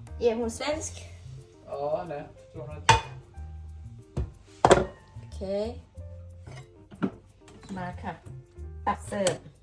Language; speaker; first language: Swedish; non-native, learner; Thai